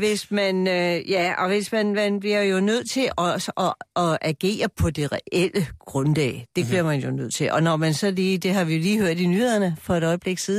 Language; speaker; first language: Danish; native; Danish